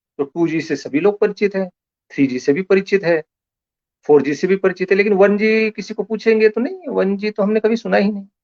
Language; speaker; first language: Hindi; non-native, local second language; Marathi